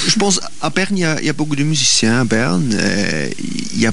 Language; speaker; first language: French; non-native, local second language; German